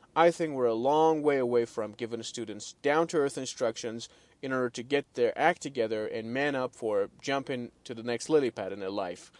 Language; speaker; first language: English; non-native, fluent; Persian